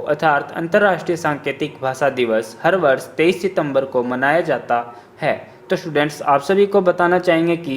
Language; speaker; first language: Hindi; native; Hindi